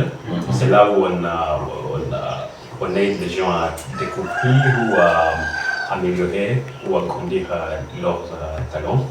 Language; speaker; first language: French; non-native, learner; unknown